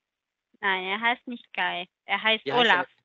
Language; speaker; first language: German; non-native, learner; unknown